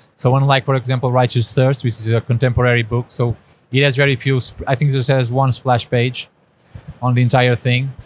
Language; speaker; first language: English; non-native, fluent; Portuguese